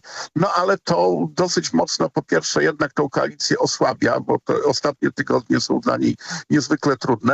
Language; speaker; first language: Polish; native; Polish